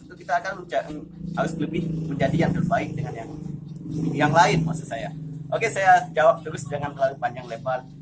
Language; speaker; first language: Indonesian; non-native, local second language; Achinese